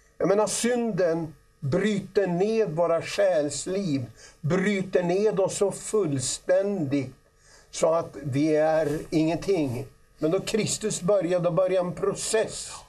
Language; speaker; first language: Swedish; native; Swedish